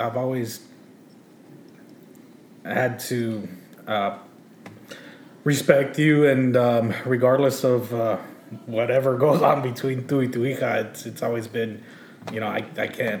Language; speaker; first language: English; early bilingual, other home language; Spanish